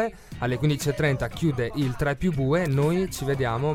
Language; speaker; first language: Italian; native; Italian